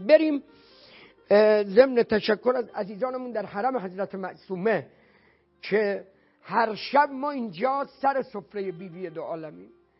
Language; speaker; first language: Persian; native; Persian